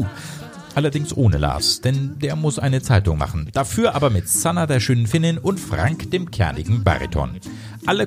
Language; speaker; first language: German; native; German